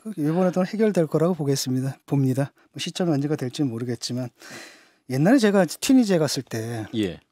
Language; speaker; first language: Korean; native; Korean